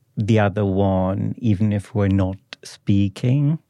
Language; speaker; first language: English; non-native, fluent; German